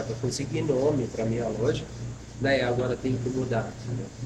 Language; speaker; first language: Portuguese; non-native, fluent; Arabic